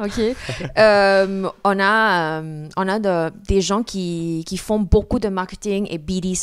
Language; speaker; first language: French; non-native, fluent; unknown